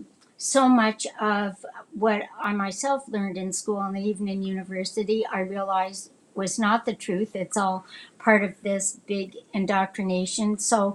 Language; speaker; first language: English; native; English